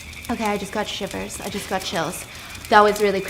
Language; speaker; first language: English; native; English